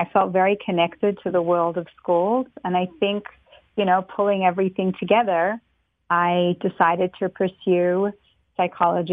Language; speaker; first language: English; native; English